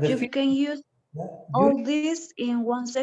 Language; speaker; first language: English; non-native, learner; Spanish